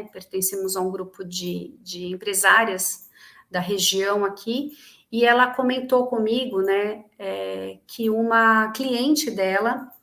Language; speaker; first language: Portuguese; native; Portuguese